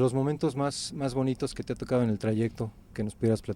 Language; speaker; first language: Spanish; native; Spanish